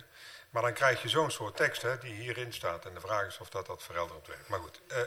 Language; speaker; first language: Dutch; native; Dutch